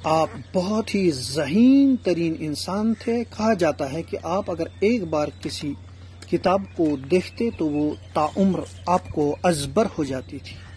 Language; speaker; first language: Urdu; native; Urdu